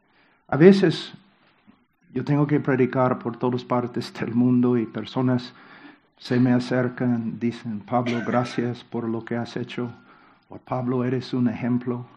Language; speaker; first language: Spanish; non-native, fluent; English